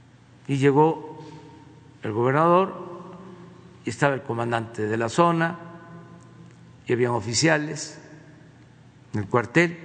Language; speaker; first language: Spanish; native; Spanish